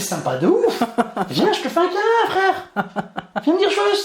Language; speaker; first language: French; native; French